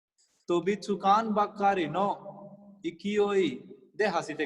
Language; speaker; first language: Japanese; non-native, fluent; Hindi